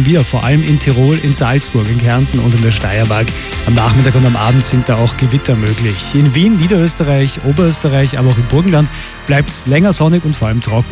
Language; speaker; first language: German; native; German